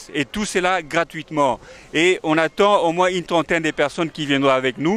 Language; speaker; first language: French; native; French